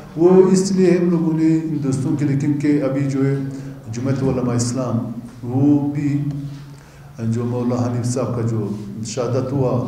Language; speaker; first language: Urdu; non-native, local second language; Baluchi